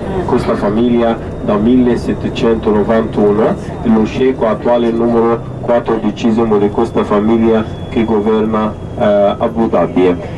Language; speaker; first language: Italian; non-native, fluent; Arabic